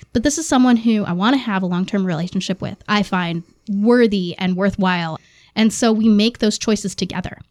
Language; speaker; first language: English; native; English